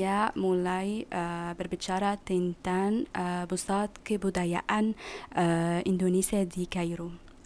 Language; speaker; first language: Indonesian; non-native, learner; Arabic